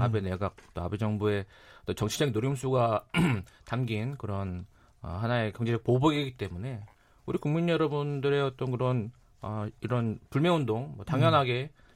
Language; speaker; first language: Korean; native; Korean